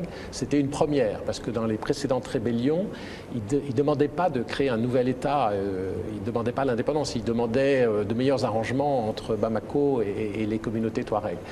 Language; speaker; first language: French; native; French